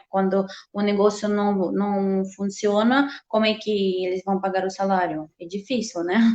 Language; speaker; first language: Portuguese; non-native, fluent; Russian